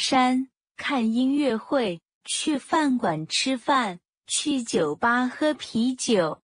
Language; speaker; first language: Chinese; non-native, learner; Hindi